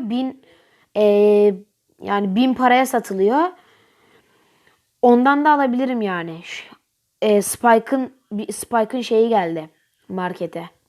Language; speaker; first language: Turkish; native; Turkish